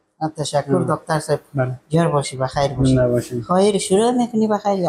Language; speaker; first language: Persian; non-native, local second language; Hazaragi